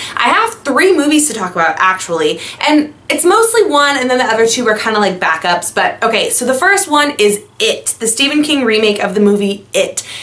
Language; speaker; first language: English; native; English